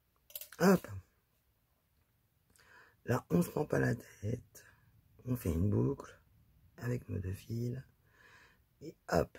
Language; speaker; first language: French; native; French